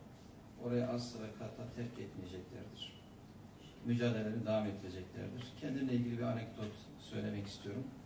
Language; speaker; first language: Turkish; native; Turkish